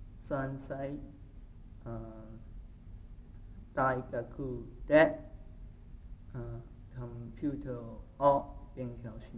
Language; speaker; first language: Japanese; non-native, learner; English